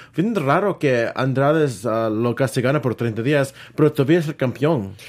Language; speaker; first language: Spanish; early bilingual, heritage; Spanish